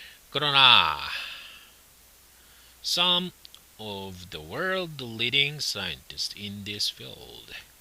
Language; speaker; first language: English; non-native, fluent; Korean